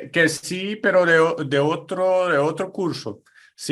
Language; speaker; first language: Spanish; non-native, fluent; Portuguese